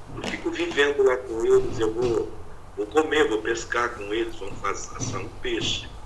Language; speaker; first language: Portuguese; native; Portuguese